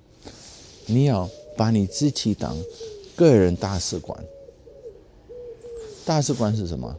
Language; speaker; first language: Chinese; non-native, fluent; Dutch